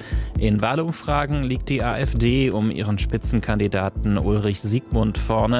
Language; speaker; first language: German; native; German